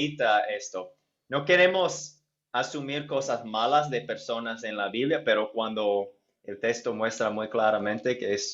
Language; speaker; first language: Spanish; non-native, fluent; English